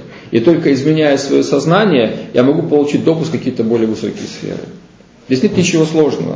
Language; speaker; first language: Russian; native; Russian